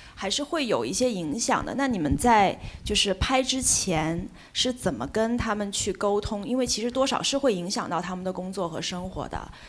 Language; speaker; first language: Chinese; non-native, local second language; Cantonese